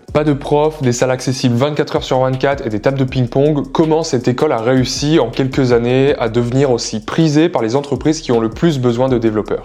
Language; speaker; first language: French; native; French